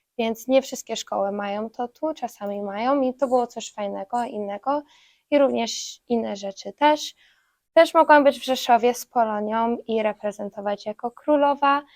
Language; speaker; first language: Polish; early bilingual, heritage; Polish